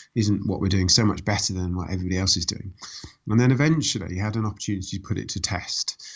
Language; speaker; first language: English; native; English